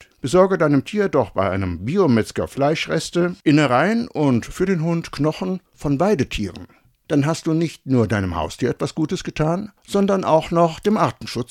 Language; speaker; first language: German; native; German